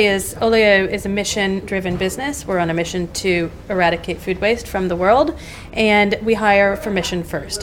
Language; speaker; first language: English; native; English